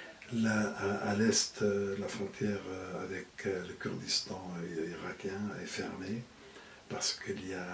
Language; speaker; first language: French; non-native, fluent; Arabic